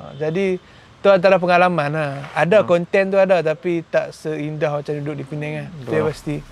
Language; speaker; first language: Malay; native; Malay